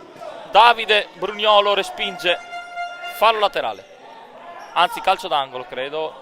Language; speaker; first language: Italian; native; Italian